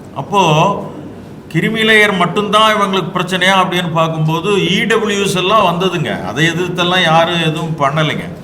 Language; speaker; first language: Tamil; native; Tamil